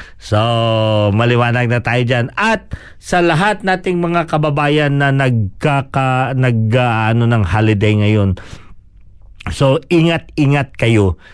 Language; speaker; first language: Filipino; non-native, local second language; Cebuano